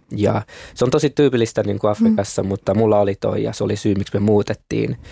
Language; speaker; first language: Finnish; early bilingual, other home language; Kinyarwanda